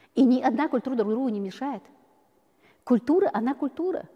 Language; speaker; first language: Russian; non-native, local second language; Chechen